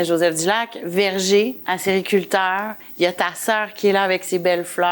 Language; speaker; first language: French; native; French